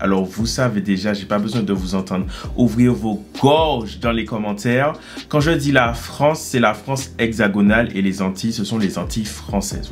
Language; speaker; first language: French; native; French